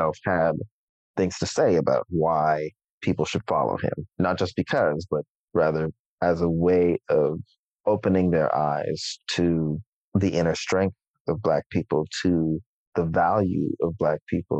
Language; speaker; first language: English; native; English